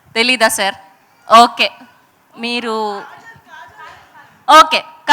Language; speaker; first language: Telugu; native; Telugu